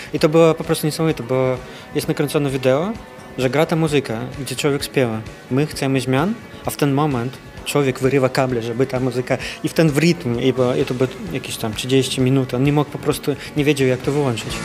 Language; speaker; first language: Polish; non-native, fluent; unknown